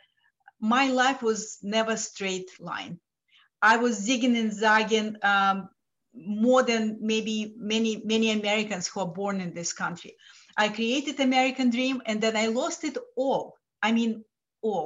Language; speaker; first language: English; non-native, fluent; Lithuanian